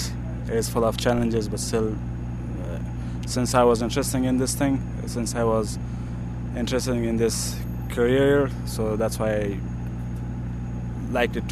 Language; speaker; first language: English; non-native, fluent; Persian